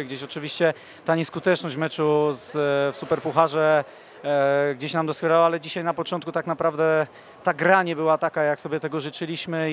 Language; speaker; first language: Polish; native; Polish